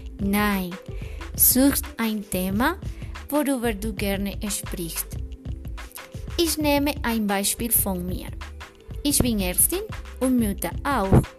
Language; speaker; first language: German; non-native, fluent; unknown